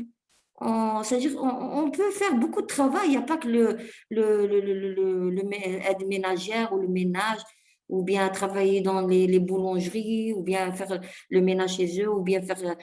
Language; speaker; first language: French; non-native, fluent; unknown